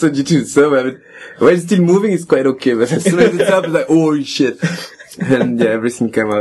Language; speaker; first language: English; non-native, fluent; French